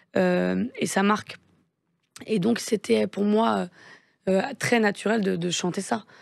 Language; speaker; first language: French; native; French